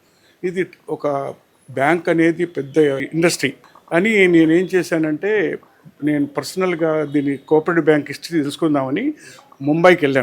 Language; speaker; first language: Telugu; native; Telugu